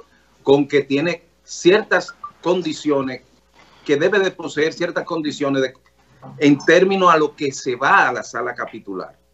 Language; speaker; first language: Spanish; native; Spanish